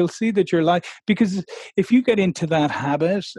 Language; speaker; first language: English; native; English